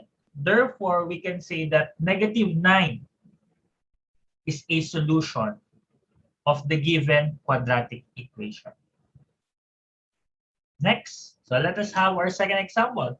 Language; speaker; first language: English; non-native, local second language; Filipino